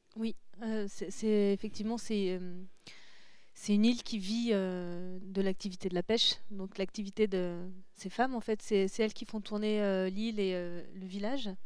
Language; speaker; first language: French; native; French